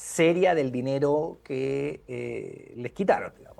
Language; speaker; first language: Spanish; native; Spanish